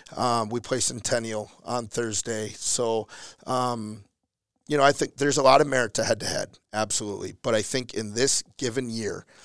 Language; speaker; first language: English; native; English